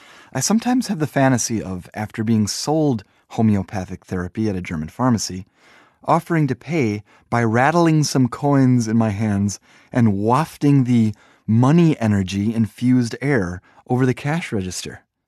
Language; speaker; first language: English; native; English